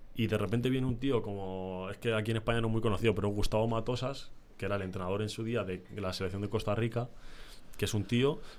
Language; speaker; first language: Spanish; native; Spanish